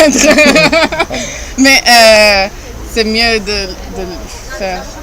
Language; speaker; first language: French; non-native, learner; Italian